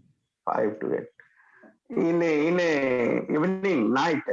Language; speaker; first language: English; non-native, learner; Hindi